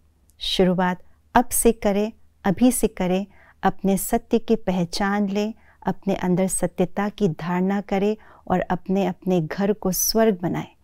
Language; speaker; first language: Hindi; native; Hindi